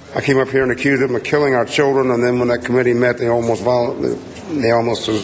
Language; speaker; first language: English; native; English